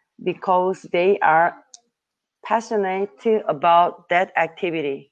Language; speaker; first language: English; non-native, learner; Korean